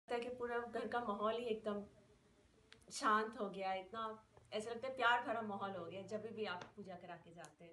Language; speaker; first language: Hindi; native; Hindi